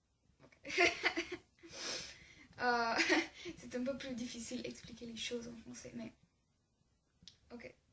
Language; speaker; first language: French; non-native, learner; English